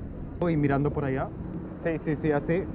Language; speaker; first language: Spanish; non-native, fluent; English